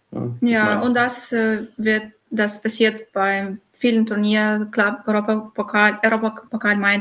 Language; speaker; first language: German; non-native, fluent; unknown